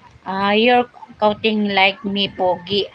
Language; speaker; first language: English; non-native, learner; Filipino